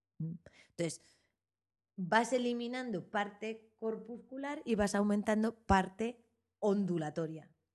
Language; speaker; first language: Spanish; native; Spanish